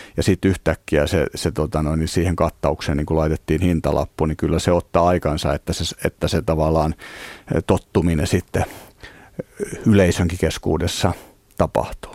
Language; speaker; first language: Finnish; native; Finnish